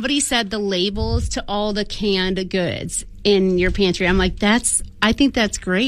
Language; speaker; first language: English; native; English